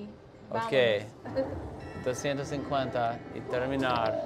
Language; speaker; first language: Spanish; non-native, learner; English